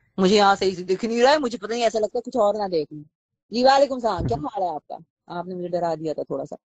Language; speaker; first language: Urdu; native; Urdu